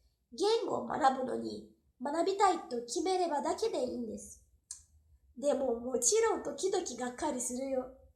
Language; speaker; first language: Japanese; non-native, fluent; Portuguese